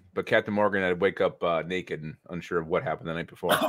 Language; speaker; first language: English; native; English